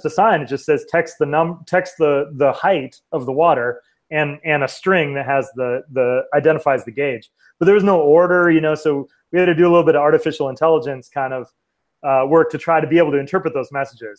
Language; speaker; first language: English; native; English